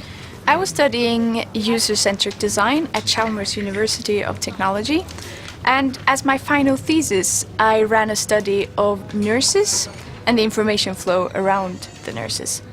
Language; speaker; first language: English; non-native, fluent; Swedish